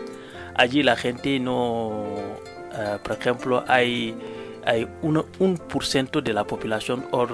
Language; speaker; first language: Spanish; non-native, learner; Wolof